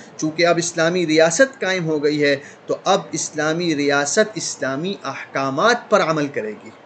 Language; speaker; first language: Urdu; native; Urdu